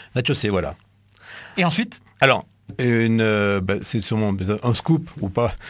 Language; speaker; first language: French; native; French